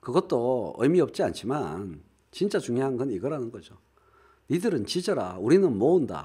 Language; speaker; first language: Korean; native; Korean